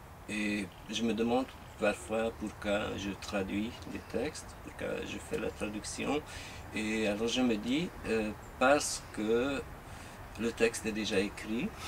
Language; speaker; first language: French; non-native, fluent; Hungarian